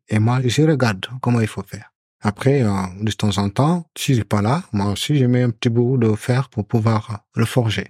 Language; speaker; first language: French; non-native, local second language; Soninke